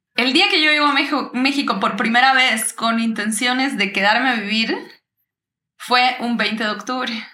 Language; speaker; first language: Spanish; native; Spanish